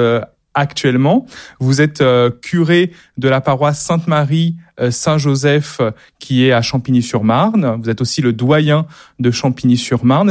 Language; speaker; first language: French; native; French